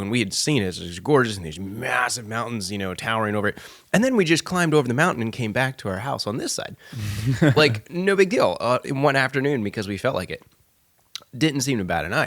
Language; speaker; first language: English; native; English